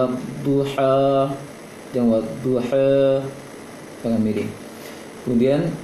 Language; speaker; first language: Indonesian; native; Indonesian